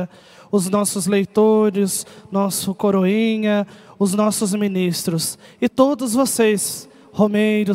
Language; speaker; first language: Portuguese; native; Portuguese